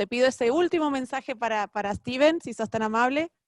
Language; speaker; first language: Spanish; native; Spanish